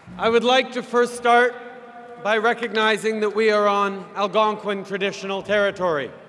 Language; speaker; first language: English; native; English